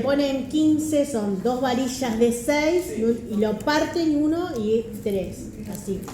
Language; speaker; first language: Spanish; native; Spanish